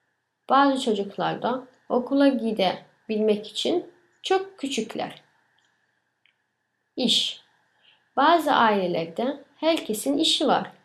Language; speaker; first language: Turkish; early bilingual, other home language; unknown